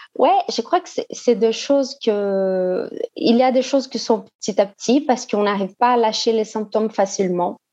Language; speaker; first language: French; non-native, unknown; Portuguese